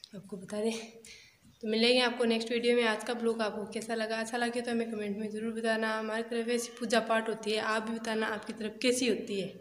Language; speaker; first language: Hindi; native; Hindi